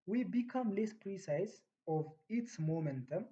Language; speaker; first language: English; non-native, local second language; Amharic